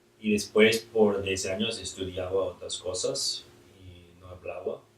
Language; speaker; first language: Spanish; non-native, learner; English